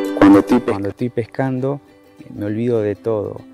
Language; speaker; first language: Spanish; native; Spanish